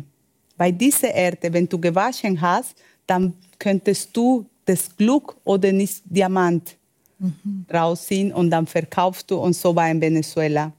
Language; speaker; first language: German; non-native, learner; Spanish